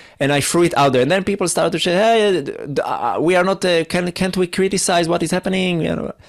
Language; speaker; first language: English; non-native, fluent; Hebrew